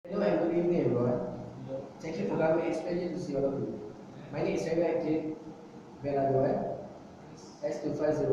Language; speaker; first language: English; non-native, learner; Malay